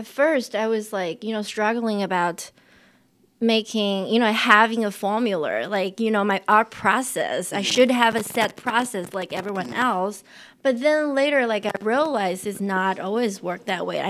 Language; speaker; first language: English; non-native, fluent; Chinese